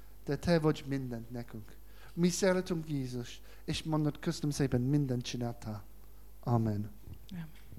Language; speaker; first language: Hungarian; non-native, learner; English